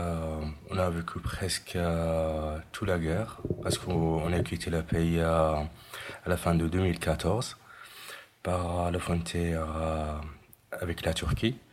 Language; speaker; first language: French; non-native, fluent; Arabic